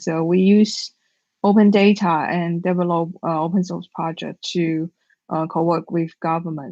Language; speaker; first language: English; non-native, learner; Chinese